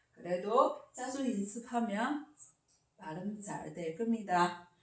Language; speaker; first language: Korean; non-native, learner; Chinese